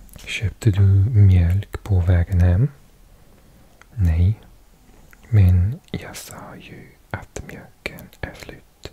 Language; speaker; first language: Swedish; non-native, learner; English